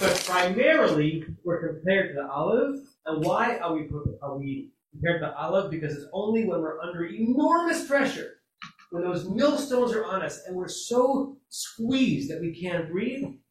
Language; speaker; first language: English; native; English